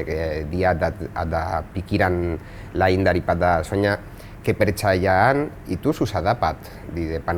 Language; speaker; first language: Indonesian; non-native, fluent; Spanish